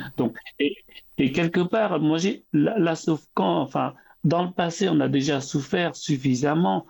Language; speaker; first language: French; early bilingual, other home language; Khmer